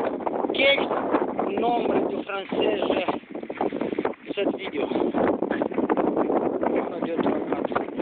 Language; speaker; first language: French; non-native, learner; Romanian